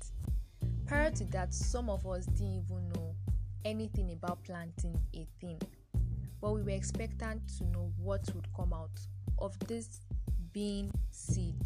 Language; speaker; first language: English; non-native, local second language; Yoruba